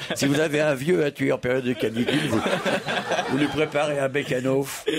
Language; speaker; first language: French; native; French